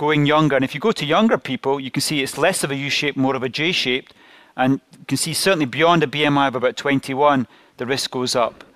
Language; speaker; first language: English; native; English